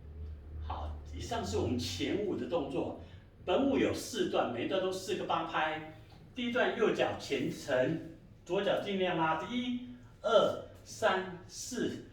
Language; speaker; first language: Chinese; native; Chinese